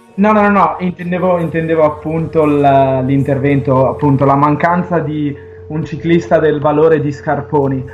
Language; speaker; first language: Italian; native; Italian